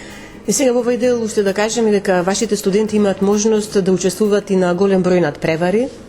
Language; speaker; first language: Macedonian; native; Macedonian